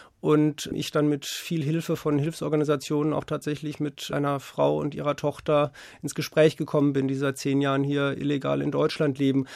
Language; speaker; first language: German; native; German